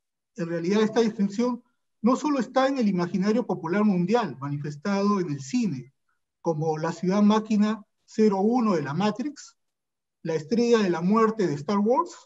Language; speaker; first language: Spanish; native; Spanish